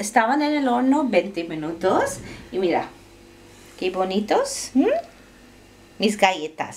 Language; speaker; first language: Spanish; non-native, fluent; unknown